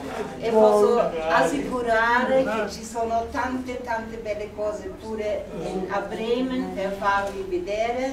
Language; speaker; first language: Italian; non-native, fluent; German